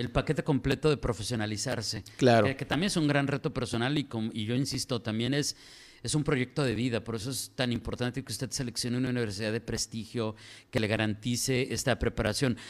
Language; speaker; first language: Spanish; native; Spanish